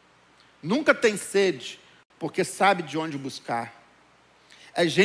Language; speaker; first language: Portuguese; native; Portuguese